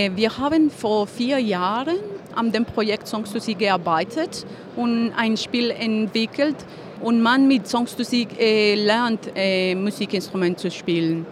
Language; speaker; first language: German; non-native, fluent; Spanish